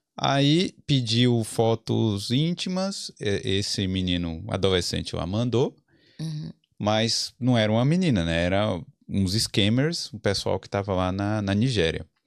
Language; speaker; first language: Portuguese; native; Portuguese